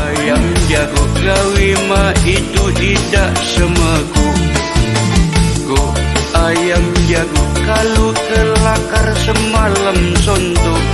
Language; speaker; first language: Malay; native; Malay